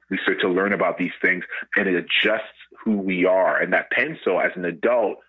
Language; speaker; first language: English; native; English